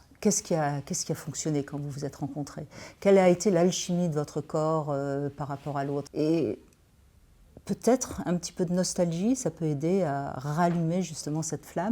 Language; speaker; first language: French; native; French